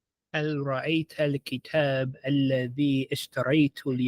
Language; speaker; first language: Arabic; non-native, learner; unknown